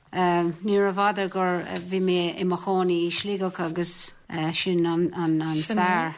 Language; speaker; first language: Irish; non-native, local second language; English